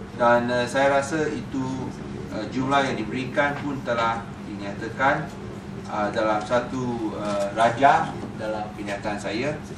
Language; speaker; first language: Malay; non-native, local second language; Chinese